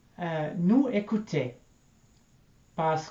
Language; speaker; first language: French; non-native, learner; English